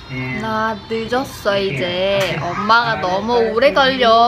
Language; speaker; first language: Korean; non-native, learner; Filipino